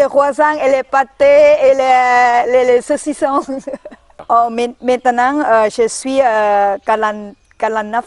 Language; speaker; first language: French; non-native, learner; Thai